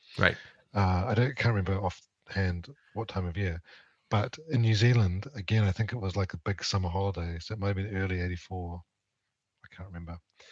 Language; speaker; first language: English; native; English